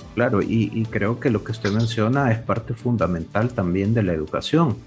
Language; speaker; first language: Spanish; native; Spanish